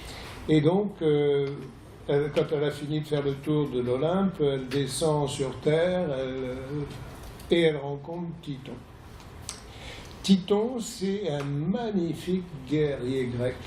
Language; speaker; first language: French; native; French